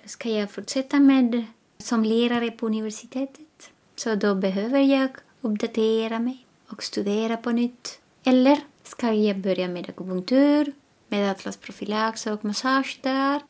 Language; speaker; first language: Swedish; non-native, fluent; Spanish